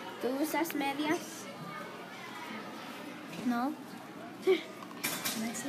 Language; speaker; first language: Spanish; non-native, learner; English